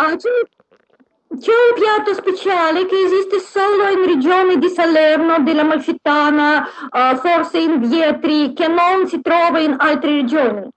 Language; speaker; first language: Italian; non-native, learner; Russian